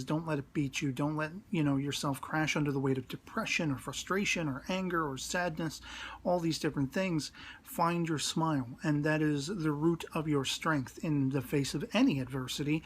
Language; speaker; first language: English; native; English